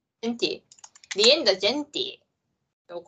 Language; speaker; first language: Chinese; non-native, learner; Japanese